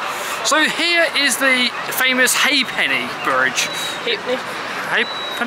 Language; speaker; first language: English; native; English